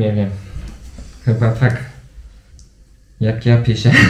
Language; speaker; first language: Polish; non-native, fluent; Turkish